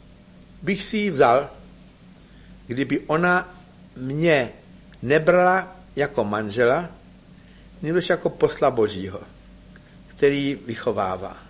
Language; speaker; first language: Czech; native; Czech